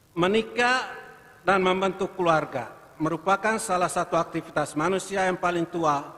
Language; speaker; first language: Indonesian; non-native, local second language; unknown